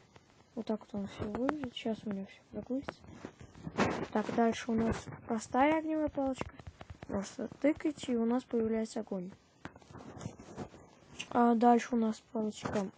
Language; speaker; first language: Russian; native; Russian